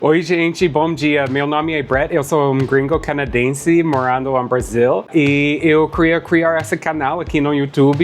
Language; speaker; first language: Portuguese; non-native, fluent; English